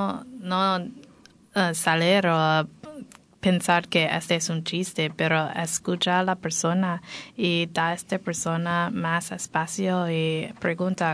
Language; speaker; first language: Spanish; non-native, learner; English